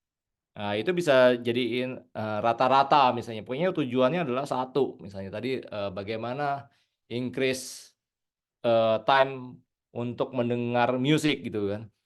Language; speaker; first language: Indonesian; native; Indonesian